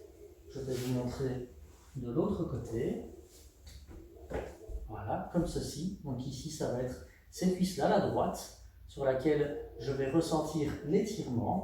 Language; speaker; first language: French; native; French